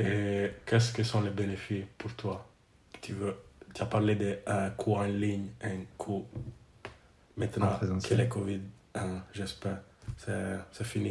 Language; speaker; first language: French; non-native, learner; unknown